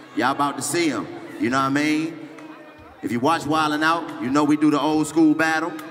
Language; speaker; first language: English; native; English